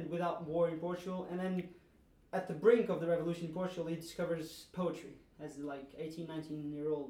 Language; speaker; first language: English; non-native, fluent; Portuguese